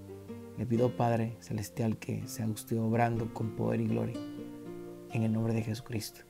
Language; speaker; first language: Spanish; native; Spanish